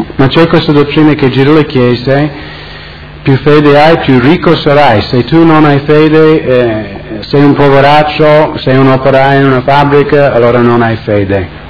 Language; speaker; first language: Italian; non-native, fluent; English